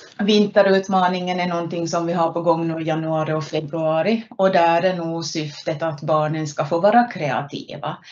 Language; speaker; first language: Swedish; native; Swedish